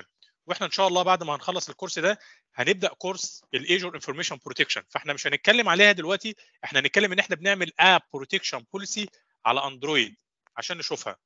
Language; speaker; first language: Arabic; native; Arabic